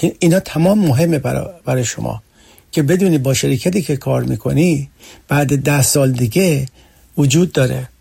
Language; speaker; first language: Persian; early bilingual, heritage; Persian